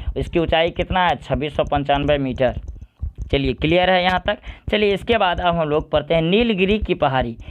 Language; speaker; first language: Hindi; native; Hindi